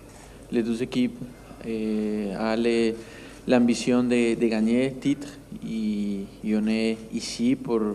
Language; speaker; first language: French; non-native, learner; Spanish